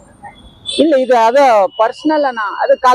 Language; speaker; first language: Kannada; non-native, local second language; Tamil